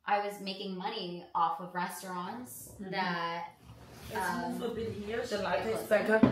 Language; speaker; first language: English; native; English